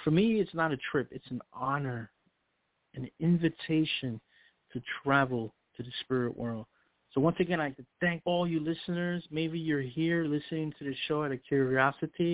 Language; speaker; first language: English; early bilingual, other home language; Spanish